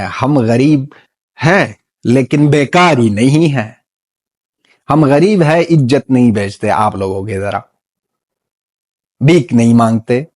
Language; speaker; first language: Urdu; non-native, fluent; Pashto